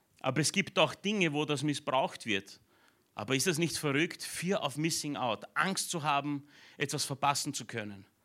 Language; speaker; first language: German; early bilingual, other home language; Romanian